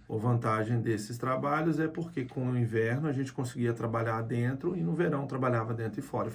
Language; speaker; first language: Portuguese; native; Portuguese